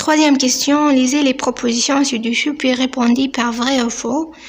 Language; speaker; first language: French; non-native, local second language; Arabic